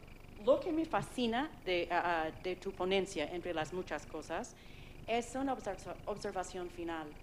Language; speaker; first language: Spanish; non-native, fluent; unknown